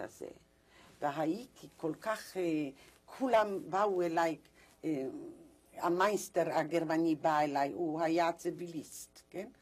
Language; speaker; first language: Hebrew; non-native, fluent; Polish